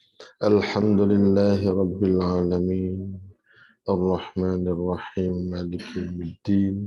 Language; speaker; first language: Arabic; non-native, fluent; Javanese